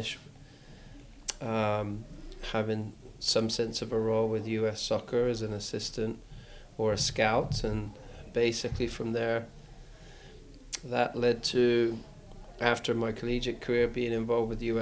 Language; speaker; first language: English; native; English